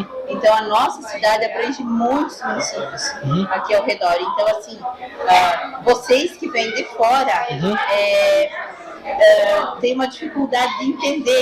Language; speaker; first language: Portuguese; native; Portuguese